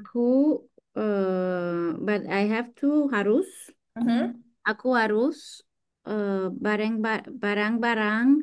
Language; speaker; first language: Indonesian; non-native, learner; English